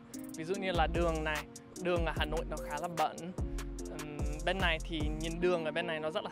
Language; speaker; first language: Vietnamese; non-native, fluent; English